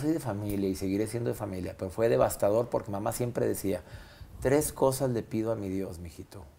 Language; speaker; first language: Spanish; native; Spanish